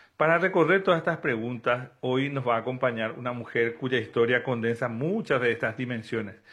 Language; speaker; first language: Spanish; native; Spanish